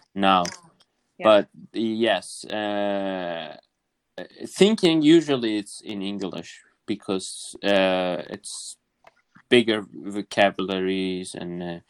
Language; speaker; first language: English; non-native, fluent; Kurdish